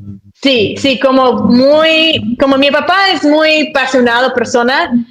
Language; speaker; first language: Spanish; early bilingual, heritage; Spanish